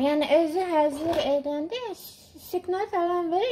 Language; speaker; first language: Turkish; non-native, learner; Azerbaijani